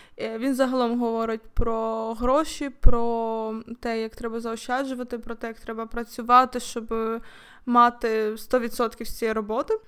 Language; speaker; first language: Ukrainian; native; Ukrainian